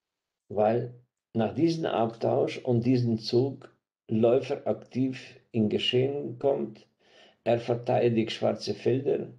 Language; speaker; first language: German; non-native, fluent; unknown